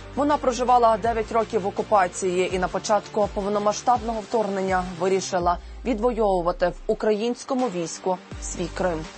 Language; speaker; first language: Ukrainian; native; Ukrainian